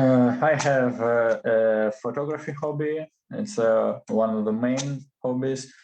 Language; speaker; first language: English; non-native, learner; Russian